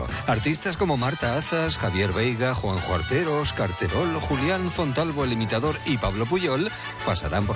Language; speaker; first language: Spanish; native; Spanish